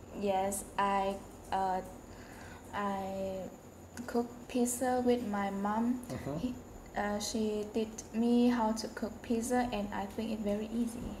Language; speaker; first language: English; non-native, learner; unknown